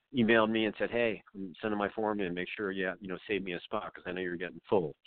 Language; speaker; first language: English; native; English